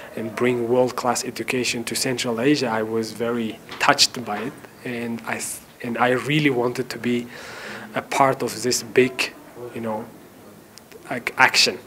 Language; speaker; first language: English; non-native, fluent; Tajik